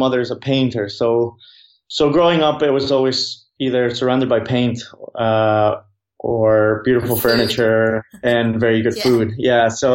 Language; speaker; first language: English; non-native, fluent; Spanish